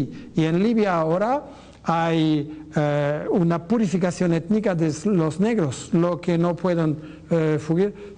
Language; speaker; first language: Spanish; non-native, fluent; French